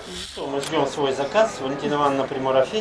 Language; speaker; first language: Russian; native; Russian